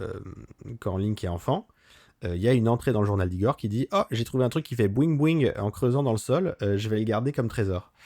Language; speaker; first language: French; native; French